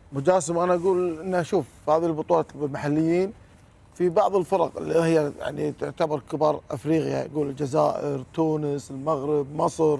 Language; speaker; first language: Arabic; native; Arabic